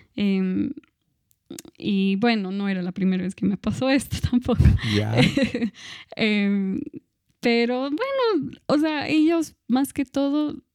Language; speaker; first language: Spanish; non-native, fluent; English